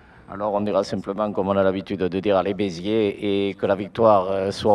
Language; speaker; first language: French; native; French